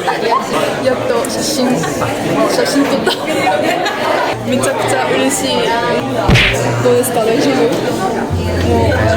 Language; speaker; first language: Japanese; non-native, learner; French